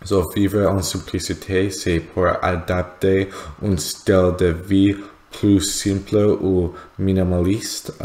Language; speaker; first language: French; non-native, learner; English